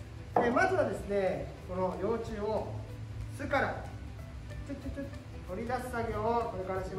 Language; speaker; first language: Japanese; native; Japanese